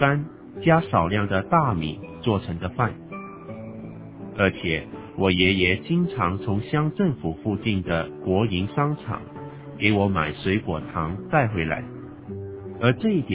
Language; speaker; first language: Chinese; native; Chinese